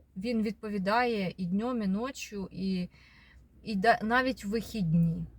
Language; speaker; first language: Ukrainian; non-native, local second language; Russian